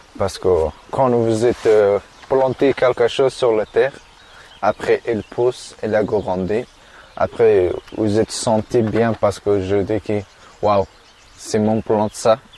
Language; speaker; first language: French; non-native, learner; Persian